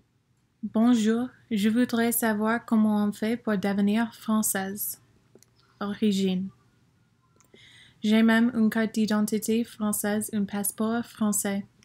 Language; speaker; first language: French; non-native, learner; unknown